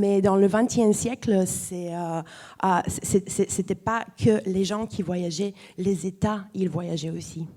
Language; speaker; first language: French; non-native, fluent; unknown